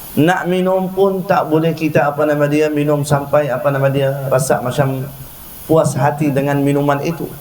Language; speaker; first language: Malay; non-native, fluent; Arabic